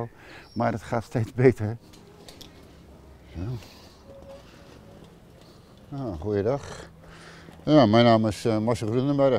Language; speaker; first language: Dutch; native; Dutch